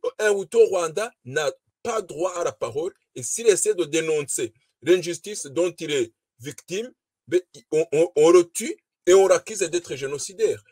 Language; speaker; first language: French; non-native, local second language; Kinyarwanda